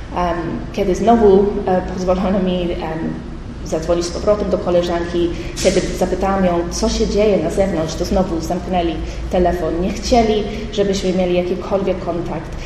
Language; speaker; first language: Polish; early bilingual, heritage; Polish